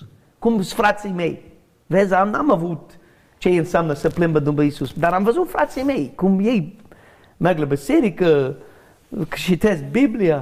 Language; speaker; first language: Romanian; non-native, learner; English